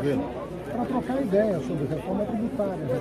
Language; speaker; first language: Portuguese; native; Portuguese